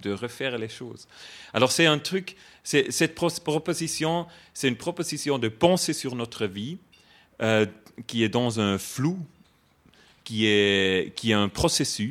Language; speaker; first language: French; non-native, fluent; German